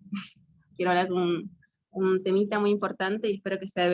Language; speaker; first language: Spanish; native; Spanish